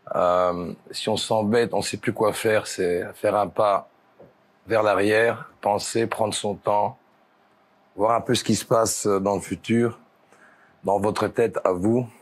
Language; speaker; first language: French; native; French